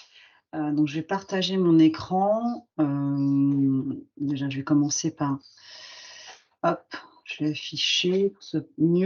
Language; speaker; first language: French; native; French